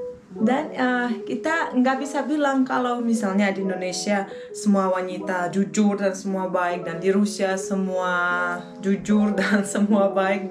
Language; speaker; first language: Indonesian; non-native, fluent; Russian